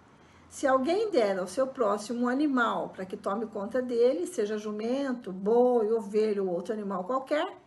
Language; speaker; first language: Portuguese; native; Portuguese